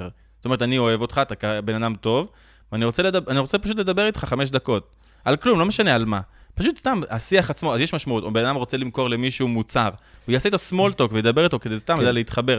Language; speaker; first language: Hebrew; native; Hebrew